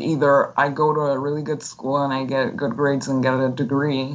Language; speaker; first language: English; non-native, fluent; Spanish